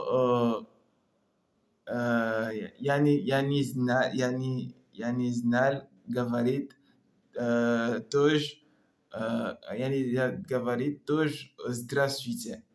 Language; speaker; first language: Russian; non-native, learner; French